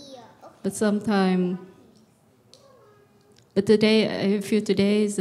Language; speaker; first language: English; non-native, learner; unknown